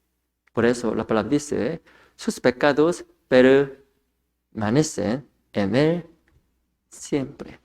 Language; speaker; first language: Spanish; non-native, fluent; Korean